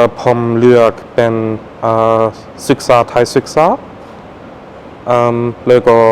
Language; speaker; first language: Thai; non-native, fluent; German